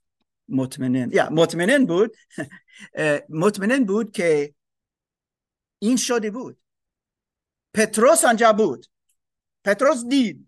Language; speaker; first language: Persian; non-native, learner; English